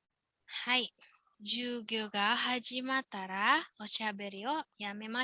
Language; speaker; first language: Japanese; non-native, fluent; Indonesian